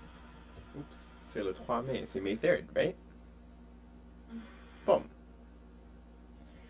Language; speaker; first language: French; non-native, fluent; English